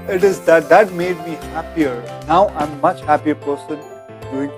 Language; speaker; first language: English; non-native, local second language; Hindi